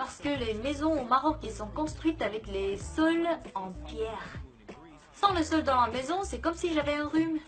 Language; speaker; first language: French; non-native, fluent; Korean